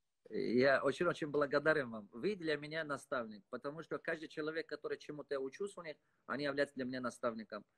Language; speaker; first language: Russian; non-native, fluent; Tajik